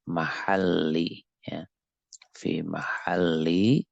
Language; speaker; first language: Arabic; non-native, fluent; Indonesian